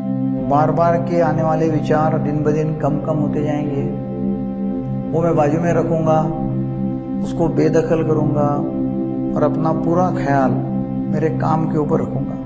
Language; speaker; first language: Hindi; non-native, local second language; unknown